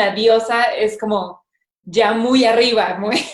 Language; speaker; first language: Spanish; native; Spanish